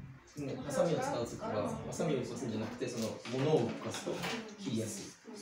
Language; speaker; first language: Japanese; native; Japanese